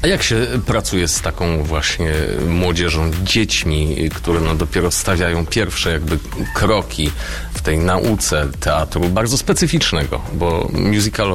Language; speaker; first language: Polish; native; Polish